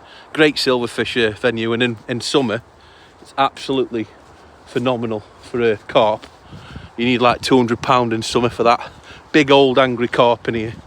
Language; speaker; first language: English; native; English